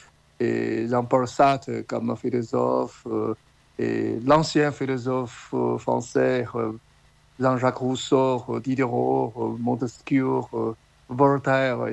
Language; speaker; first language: French; non-native, learner; Chinese